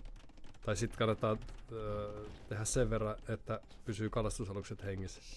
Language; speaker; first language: Finnish; native; Finnish